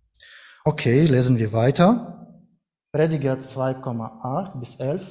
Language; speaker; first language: German; non-native, learner; Ukrainian